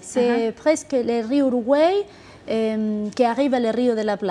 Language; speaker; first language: French; non-native, fluent; Spanish